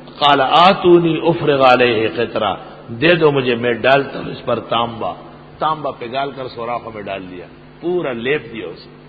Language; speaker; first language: Urdu; non-native, local second language; Pashto